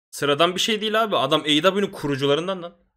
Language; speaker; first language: Turkish; native; Turkish